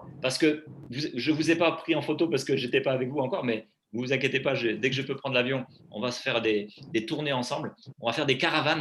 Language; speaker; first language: French; native; French